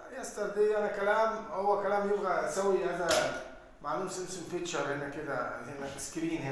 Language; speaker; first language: Arabic; non-native, learner; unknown